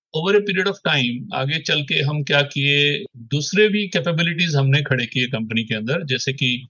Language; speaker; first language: Hindi; non-native, local second language; Odia